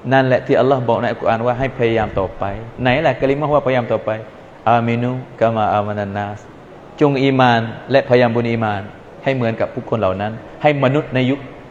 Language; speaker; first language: Thai; non-native, local second language; Malay